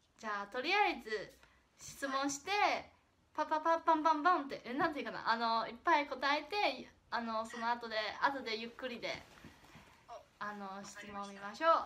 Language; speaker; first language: Japanese; non-native, fluent; Chinese